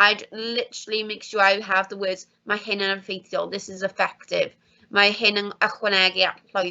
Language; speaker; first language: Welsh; non-native, fluent; English